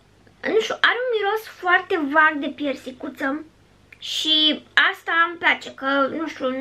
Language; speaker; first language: Romanian; native; Romanian